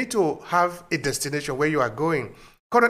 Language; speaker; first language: English; non-native, local second language; Esan